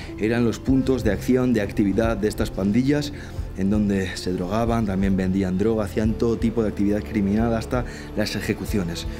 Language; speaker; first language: Spanish; native; Spanish